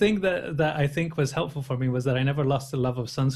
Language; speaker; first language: English; native; English